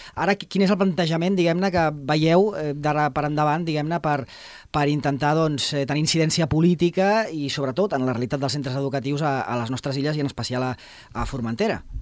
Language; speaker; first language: Catalan; native; Catalan